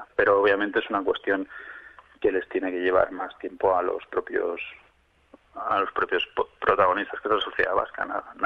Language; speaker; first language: Spanish; native; Spanish